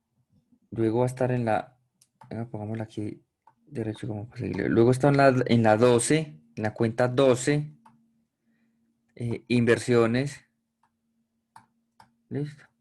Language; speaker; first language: Spanish; native; Spanish